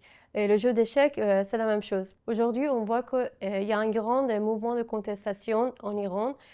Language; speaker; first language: French; non-native, fluent; Persian